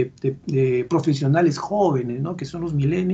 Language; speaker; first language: Spanish; native; Spanish